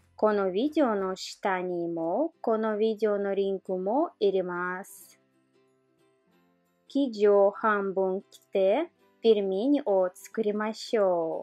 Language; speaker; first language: Japanese; non-native, learner; Russian